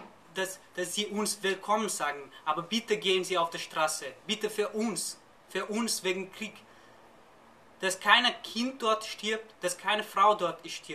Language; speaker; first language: German; non-native, learner; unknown